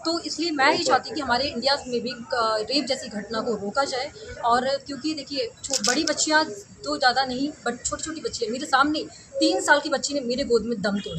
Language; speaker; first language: Hindi; native; Hindi